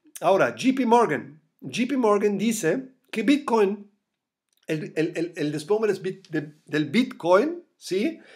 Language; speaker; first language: Spanish; non-native, fluent; German